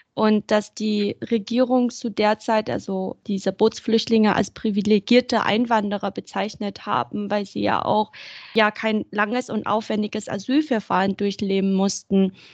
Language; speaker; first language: German; early bilingual, other home language; Vietnamese